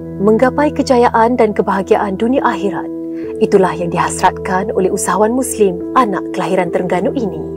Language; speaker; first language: Malay; native; Malay